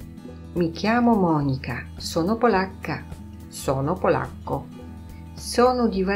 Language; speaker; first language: Italian; non-native, fluent; Polish